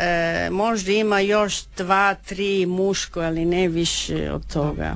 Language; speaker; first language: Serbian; early bilingual, heritage; Croatian